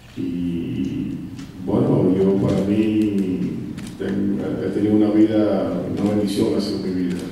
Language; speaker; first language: Spanish; early bilingual, heritage; Spanish